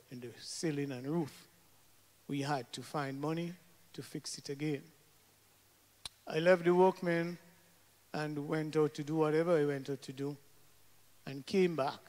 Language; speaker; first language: English; native; English